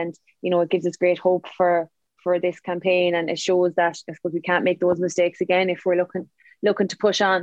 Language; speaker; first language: English; native; English